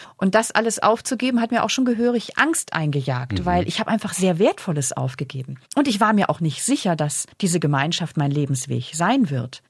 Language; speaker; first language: German; native; German